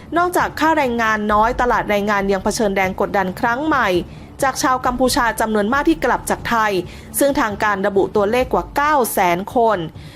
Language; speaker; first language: Thai; native; Thai